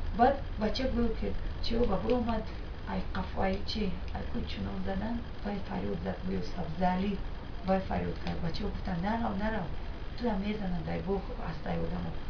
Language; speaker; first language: Tajik; non-native, local second language; Shughni